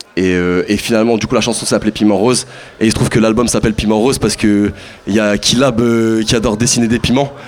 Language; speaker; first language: French; native; French